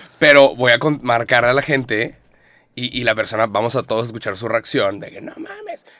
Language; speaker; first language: Spanish; native; Spanish